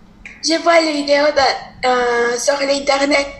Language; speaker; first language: French; non-native, learner; Spanish